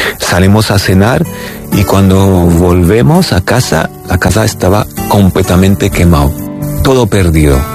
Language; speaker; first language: Spanish; non-native, fluent; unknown